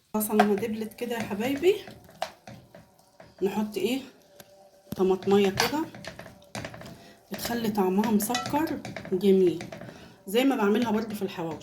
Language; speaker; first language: Arabic; native; Arabic